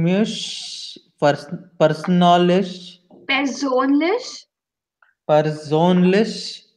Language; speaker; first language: German; non-native, learner; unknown